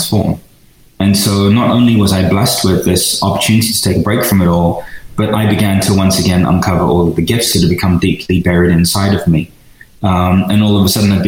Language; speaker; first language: English; native; English